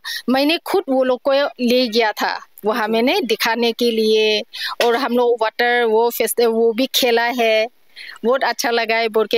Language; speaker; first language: Hindi; non-native, local second language; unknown